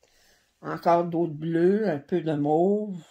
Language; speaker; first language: French; native; French